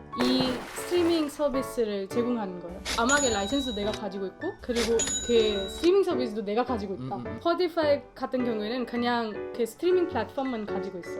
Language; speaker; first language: Korean; non-native, fluent; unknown